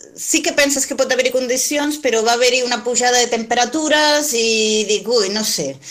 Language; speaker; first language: Catalan; native; Catalan